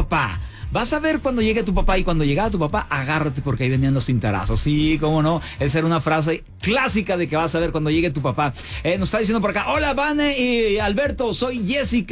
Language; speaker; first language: Spanish; native; Spanish